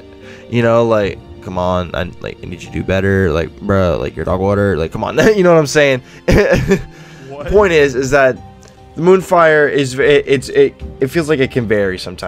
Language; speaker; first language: English; native; English